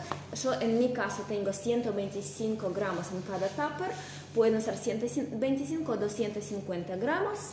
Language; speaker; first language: Spanish; non-native, fluent; Russian